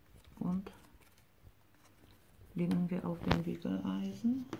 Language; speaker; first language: German; non-native, fluent; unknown